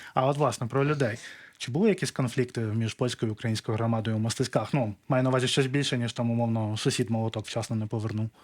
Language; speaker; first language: Ukrainian; native; Ukrainian